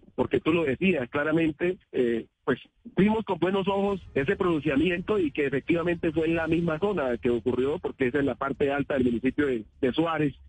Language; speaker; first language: Spanish; native; Spanish